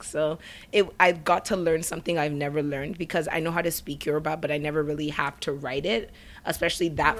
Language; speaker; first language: English; native; English